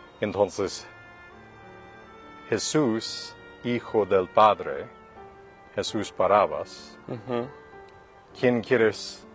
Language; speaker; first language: Spanish; non-native, fluent; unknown